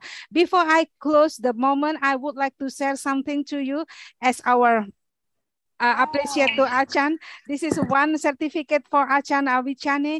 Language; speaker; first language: English; non-native, learner; Indonesian